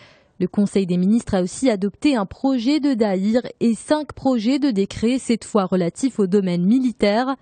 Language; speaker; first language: French; non-native, local second language; Arabic